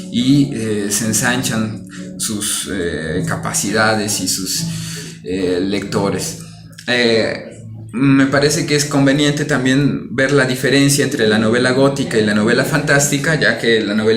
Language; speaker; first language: Spanish; native; Spanish